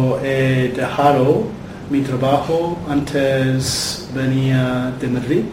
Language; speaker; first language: Spanish; non-native, learner; English